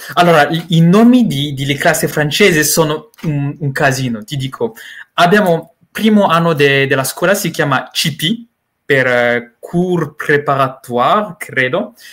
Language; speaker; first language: Italian; non-native, learner; Malagasy